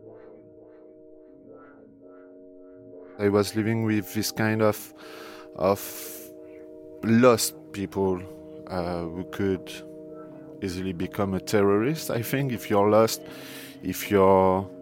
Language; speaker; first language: English; non-native, fluent; French